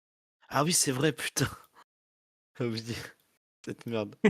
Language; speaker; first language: French; native; French